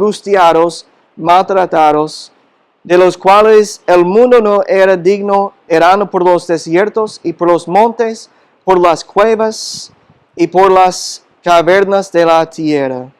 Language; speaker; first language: Spanish; non-native, fluent; English